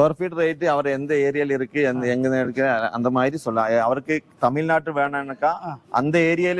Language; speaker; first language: Tamil; non-native, learner; Malayalam